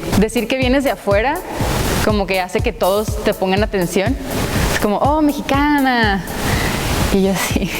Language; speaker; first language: Spanish; native; Spanish